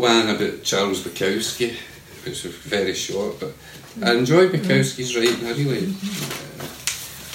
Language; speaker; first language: English; native; English